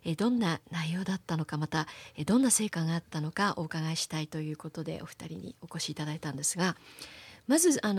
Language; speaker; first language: Japanese; native; Japanese